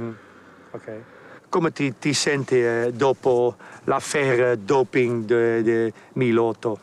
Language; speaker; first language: Italian; non-native, learner; Dutch